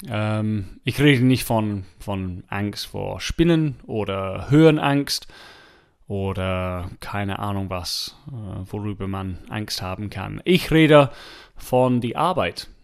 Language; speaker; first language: German; non-native, fluent; English